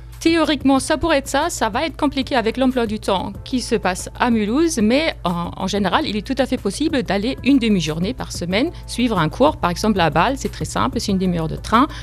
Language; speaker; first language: French; non-native, fluent; German